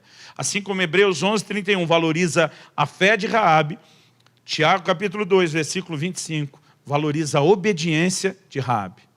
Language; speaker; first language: Portuguese; native; Portuguese